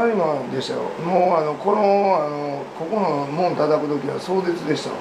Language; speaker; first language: Japanese; native; Japanese